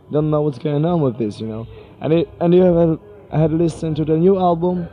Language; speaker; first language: English; non-native, fluent; Polish